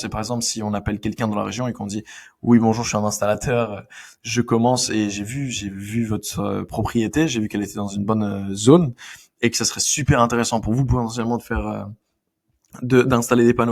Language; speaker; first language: French; native; French